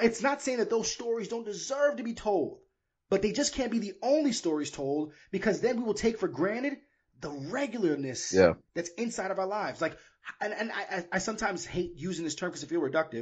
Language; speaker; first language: English; native; English